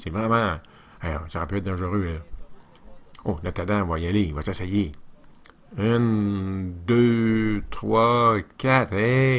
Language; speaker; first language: French; native; French